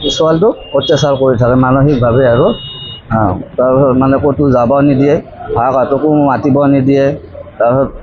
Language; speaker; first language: Assamese; native; Assamese